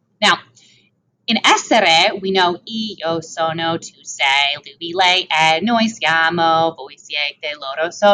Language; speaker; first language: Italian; non-native, fluent; English